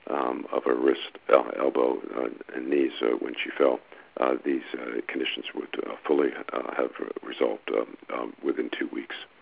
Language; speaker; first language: English; native; English